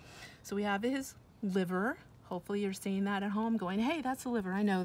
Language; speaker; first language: English; native; English